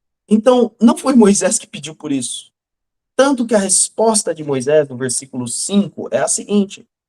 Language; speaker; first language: Portuguese; native; Portuguese